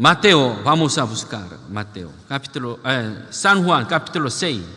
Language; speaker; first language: Spanish; non-native, learner; Korean